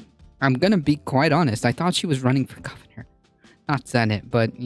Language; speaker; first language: English; native; English